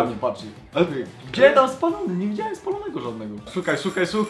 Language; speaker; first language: Polish; native; Polish